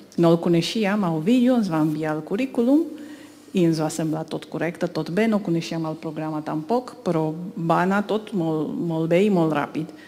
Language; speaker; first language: Catalan; non-native, fluent; Romanian